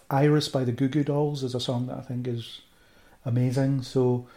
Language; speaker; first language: English; native; English